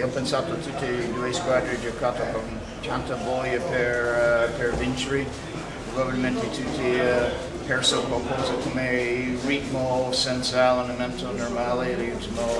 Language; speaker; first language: Italian; non-native, learner; English